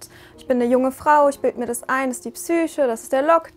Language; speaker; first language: German; native; German